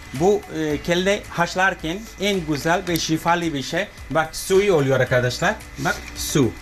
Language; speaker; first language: Turkish; non-native, learner; English